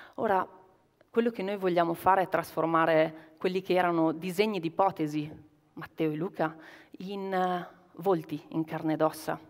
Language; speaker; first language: Italian; native; Italian